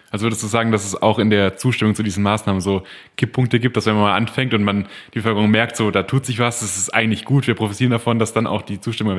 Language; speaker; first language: German; native; German